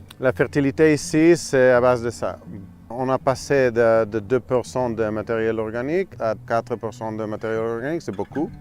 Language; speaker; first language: French; non-native, fluent; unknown